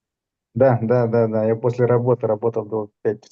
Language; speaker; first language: Russian; non-native, fluent; Romanian